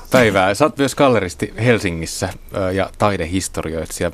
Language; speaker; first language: Finnish; native; Finnish